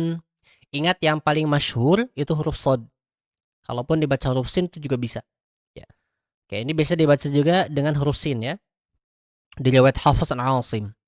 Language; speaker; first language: Indonesian; native; Indonesian